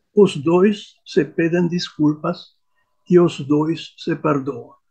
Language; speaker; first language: Portuguese; non-native, fluent; Hungarian